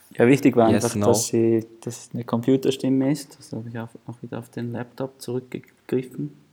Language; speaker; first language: German; native; German